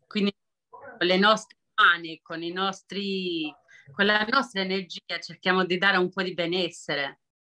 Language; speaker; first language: Italian; non-native, fluent; Albanian